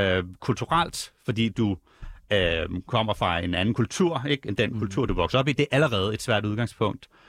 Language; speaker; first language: Danish; native; Danish